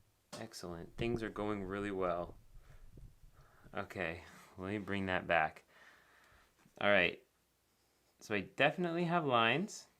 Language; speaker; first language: English; native; English